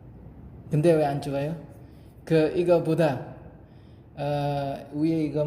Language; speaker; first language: Korean; non-native, learner; Javanese